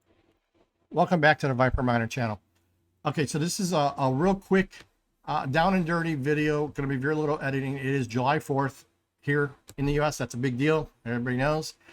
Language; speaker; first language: English; native; English